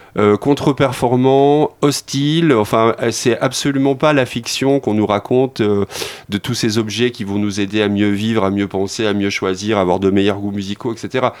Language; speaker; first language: French; native; French